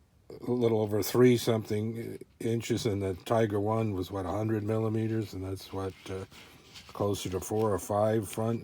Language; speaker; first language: English; native; English